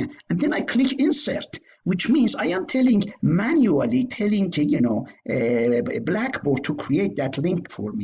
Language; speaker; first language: English; non-native, fluent; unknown